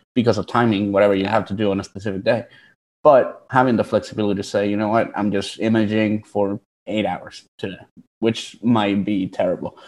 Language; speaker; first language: English; early bilingual, other home language; Spanish